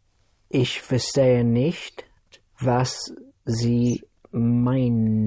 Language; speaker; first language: German; non-native, learner; English